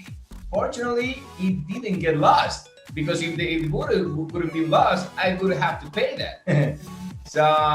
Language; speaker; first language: English; non-native, fluent; Spanish